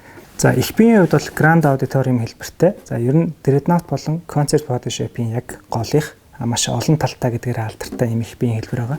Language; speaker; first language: Mongolian; native; Mongolian